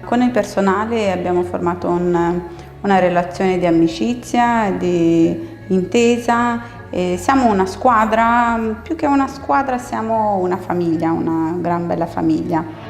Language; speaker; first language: Italian; non-native, fluent; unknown